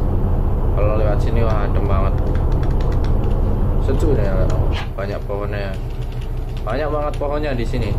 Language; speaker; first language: Indonesian; native; Indonesian